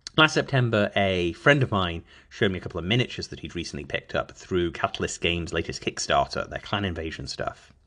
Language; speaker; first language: English; native; English